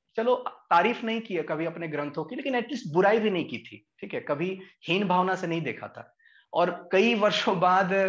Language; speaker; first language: Hindi; native; Hindi